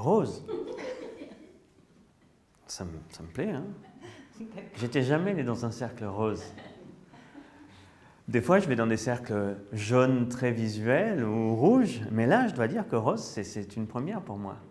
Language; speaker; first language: French; native; French